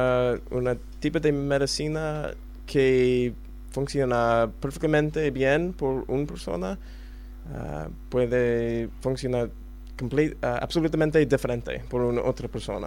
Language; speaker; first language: Spanish; non-native, learner; English